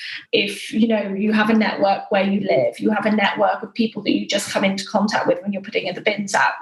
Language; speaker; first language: English; native; English